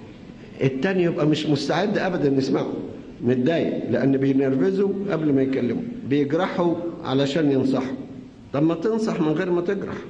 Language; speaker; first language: Arabic; native; Arabic